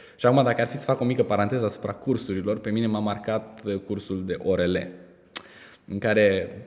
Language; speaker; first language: Romanian; native; Romanian